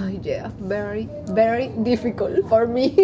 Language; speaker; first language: English; non-native, learner; Spanish